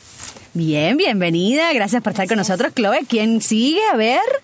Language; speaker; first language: Spanish; native; Spanish